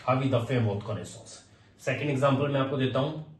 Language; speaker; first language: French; non-native, learner; Hindi